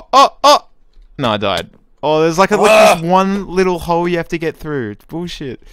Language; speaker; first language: English; native; English